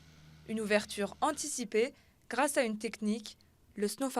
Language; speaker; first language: French; native; French